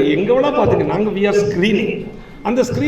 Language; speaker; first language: Tamil; native; Tamil